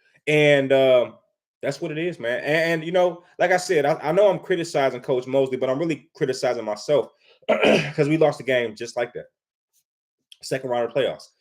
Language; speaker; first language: English; native; English